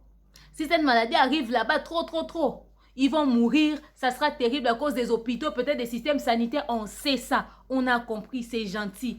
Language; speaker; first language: French; non-native, local second language; Lingala